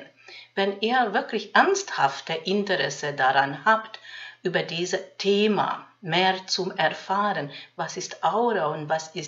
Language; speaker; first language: German; non-native, fluent; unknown